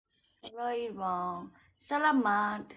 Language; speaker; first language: English; non-native, learner; Vietnamese